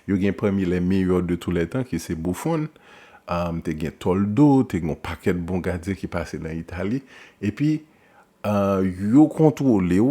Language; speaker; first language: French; non-native, local second language; Haitian Creole